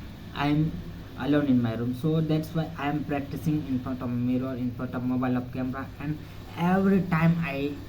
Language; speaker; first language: English; non-native, learner; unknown